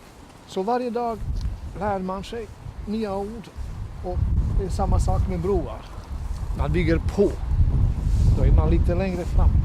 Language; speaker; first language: Swedish; non-native, fluent; Bosnian